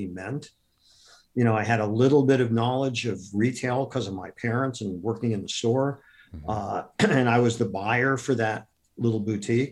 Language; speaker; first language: English; native; English